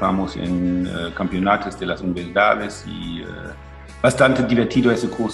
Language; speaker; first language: Spanish; non-native, fluent; German